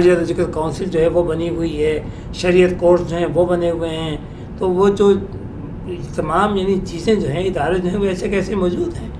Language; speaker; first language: Urdu; native; Urdu